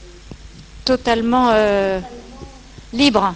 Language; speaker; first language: French; native; French